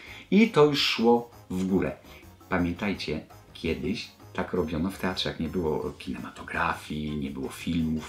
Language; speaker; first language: Polish; native; Polish